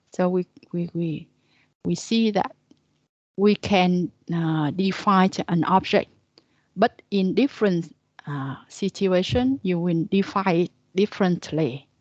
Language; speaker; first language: English; non-native, fluent; Vietnamese